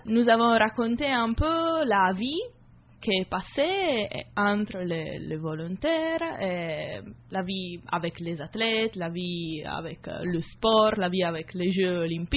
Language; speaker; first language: French; non-native, learner; Italian